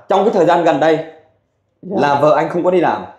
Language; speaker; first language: Vietnamese; native; Vietnamese